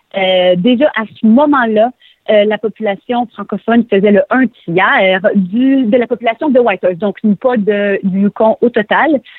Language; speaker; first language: French; native; French